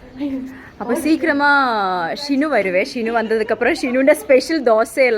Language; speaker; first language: Tamil; non-native, learner; Malayalam